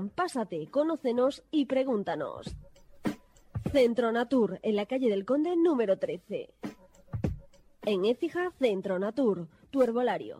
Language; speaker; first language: Spanish; native; Spanish